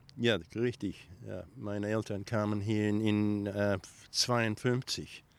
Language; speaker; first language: German; early bilingual, heritage; German